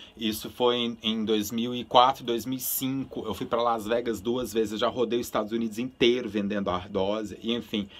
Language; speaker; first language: Portuguese; early bilingual, other home language; Spanish